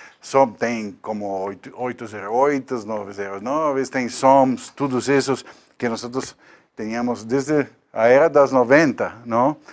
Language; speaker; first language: Portuguese; non-native, learner; Spanish